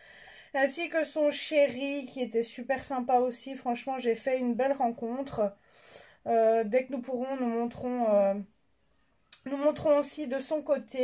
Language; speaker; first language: French; native; French